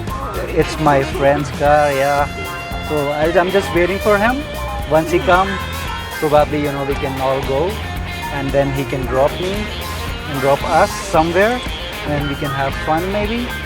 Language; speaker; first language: English; non-native, local second language; Hindi